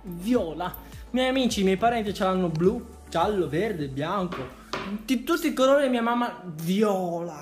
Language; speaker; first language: Italian; early bilingual, other home language; Chinese